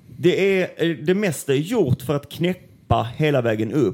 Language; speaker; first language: Swedish; native; Swedish